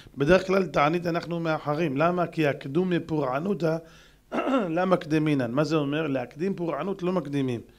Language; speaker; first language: Hebrew; native; Hebrew